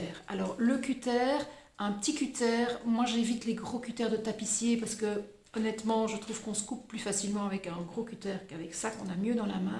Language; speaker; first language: French; native; French